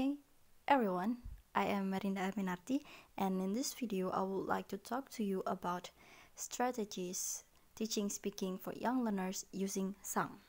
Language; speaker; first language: English; non-native, learner; Indonesian